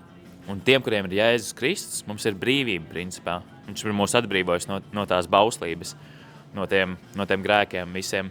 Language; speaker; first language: Latvian; native; Latvian